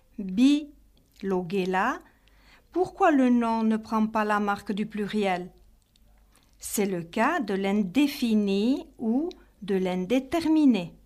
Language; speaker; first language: French; native; French